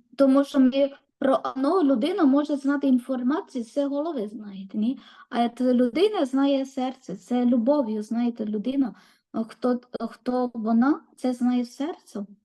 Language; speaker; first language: Ukrainian; non-native, learner; Malayalam